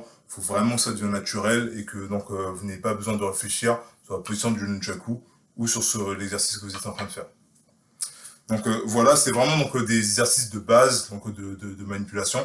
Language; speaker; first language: French; native; French